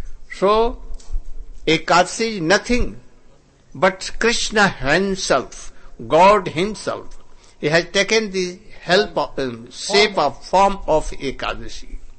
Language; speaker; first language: English; non-native, local second language; Hindi